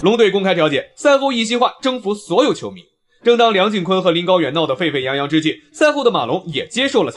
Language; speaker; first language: Chinese; native; Chinese